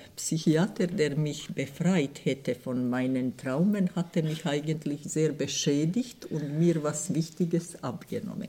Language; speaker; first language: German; non-native, fluent; Croatian